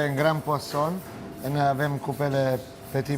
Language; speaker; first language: French; non-native, fluent; Italian